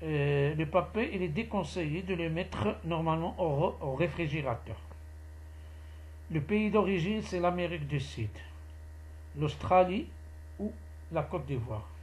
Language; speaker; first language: French; non-native, local second language; Arabic